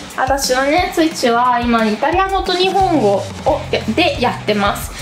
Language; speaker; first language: Japanese; non-native, fluent; Italian